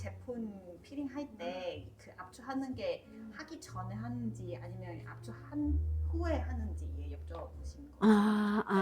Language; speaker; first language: Korean; non-native, fluent; Chinese